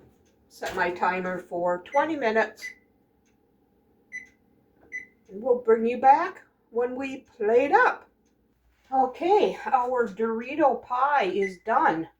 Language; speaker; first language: English; native; English